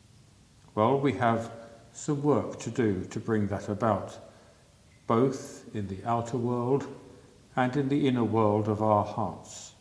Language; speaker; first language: English; native; English